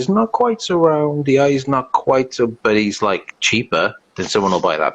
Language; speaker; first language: English; native; English